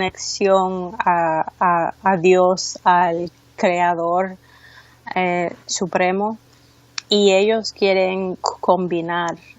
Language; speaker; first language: Spanish; early bilingual, heritage; Spanish